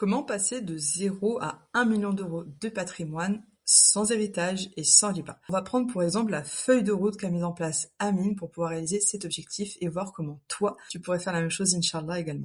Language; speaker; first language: French; native; French